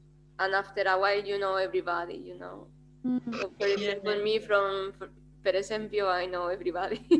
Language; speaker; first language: English; non-native, fluent; Spanish